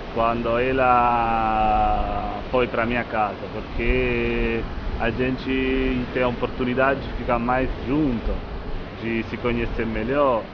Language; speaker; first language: Portuguese; non-native, fluent; Italian